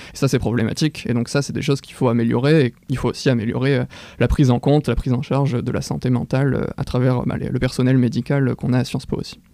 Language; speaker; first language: French; native; French